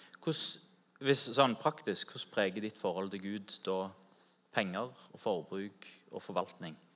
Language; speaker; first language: Norwegian; native; Norwegian